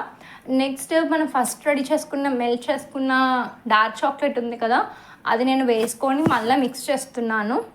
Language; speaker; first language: Telugu; native; Telugu